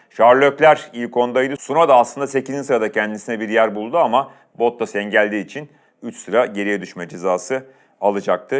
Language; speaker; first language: Turkish; native; Turkish